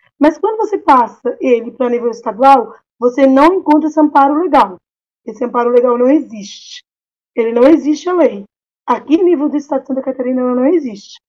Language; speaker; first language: Portuguese; non-native, local second language; Kabuverdianu